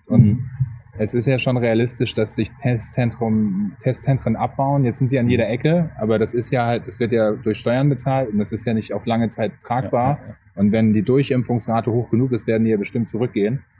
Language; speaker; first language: German; native; German